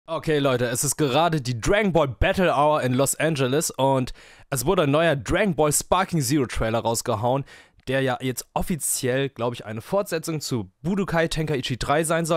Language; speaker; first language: German; native; German